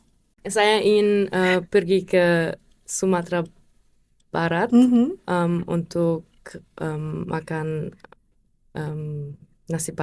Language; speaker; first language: Indonesian; non-native, learner; German